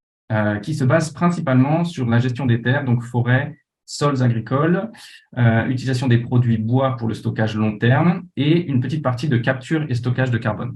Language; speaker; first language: French; native; French